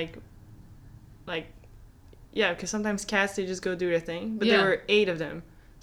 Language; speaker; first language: English; non-native, fluent; Dutch